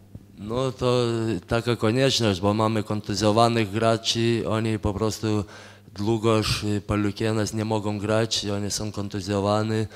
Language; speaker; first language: Polish; non-native, fluent; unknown